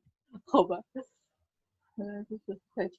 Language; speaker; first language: Chinese; native; Chinese